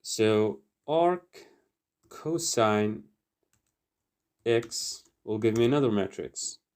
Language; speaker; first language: English; non-native, fluent; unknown